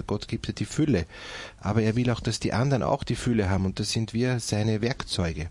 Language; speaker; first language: German; native; German